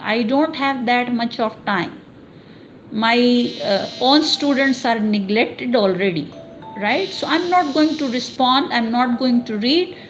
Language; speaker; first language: English; non-native, local second language; Urdu